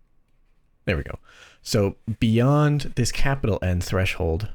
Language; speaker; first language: English; native; English